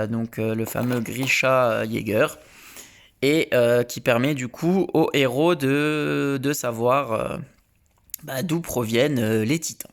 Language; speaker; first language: French; native; French